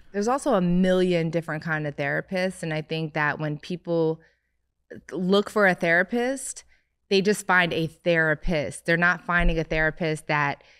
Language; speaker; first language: English; native; English